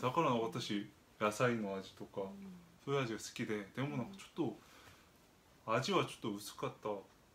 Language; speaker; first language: Japanese; non-native, fluent; Korean